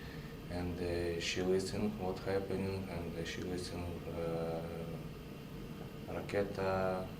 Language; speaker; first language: English; non-native, learner; Russian